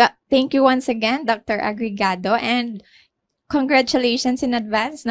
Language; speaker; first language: English; non-native, local second language; Hiligaynon